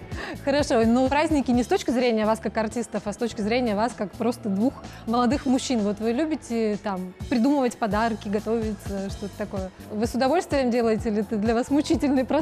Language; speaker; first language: Russian; native; Russian